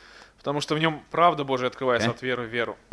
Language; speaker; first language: Russian; native; Russian